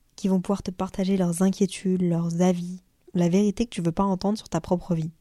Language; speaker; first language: French; native; French